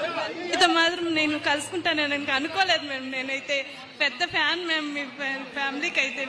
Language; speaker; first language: Telugu; native; Telugu